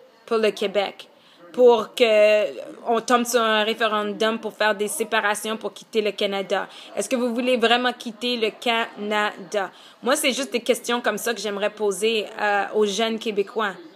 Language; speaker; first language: French; early bilingual, heritage; French